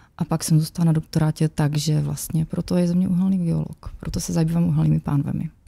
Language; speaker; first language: Czech; native; Czech